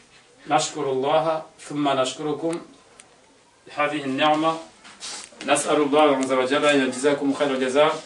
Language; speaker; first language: Arabic; non-native, local second language; Comorian